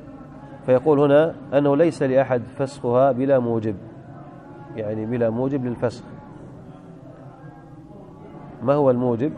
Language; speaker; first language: Arabic; native; Arabic